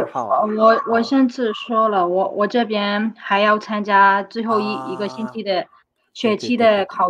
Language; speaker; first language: Chinese; non-native, learner; Burmese